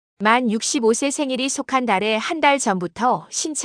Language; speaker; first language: Korean; native; Korean